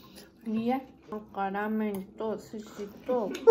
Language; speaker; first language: Japanese; non-native, learner; Korean